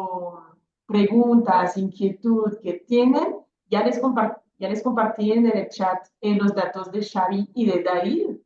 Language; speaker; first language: Spanish; non-native, fluent; French